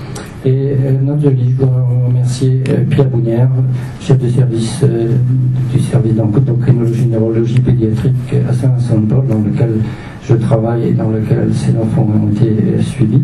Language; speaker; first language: French; native; French